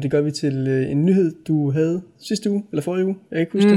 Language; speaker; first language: Danish; native; Danish